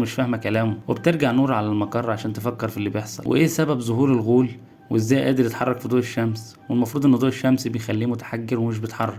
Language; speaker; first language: Arabic; native; Arabic